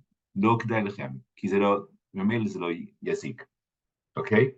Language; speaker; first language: Hebrew; non-native, fluent; English